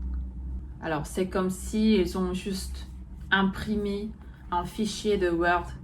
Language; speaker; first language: French; non-native, fluent; Korean